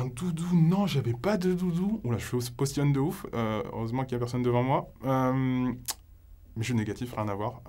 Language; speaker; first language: French; native; French